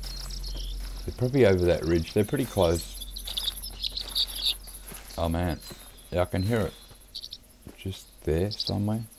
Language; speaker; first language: English; native; English